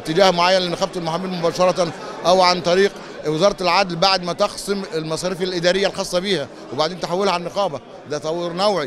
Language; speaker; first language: Arabic; native; Arabic